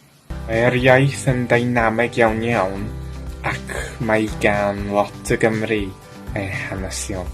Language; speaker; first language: Welsh; non-native, learner; English